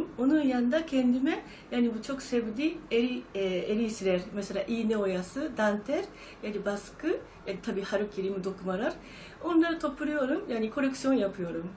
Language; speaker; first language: Turkish; non-native, fluent; Japanese